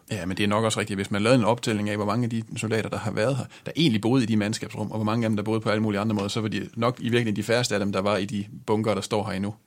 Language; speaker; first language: Danish; native; Danish